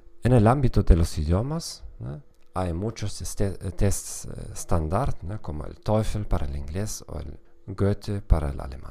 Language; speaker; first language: Spanish; non-native, fluent; German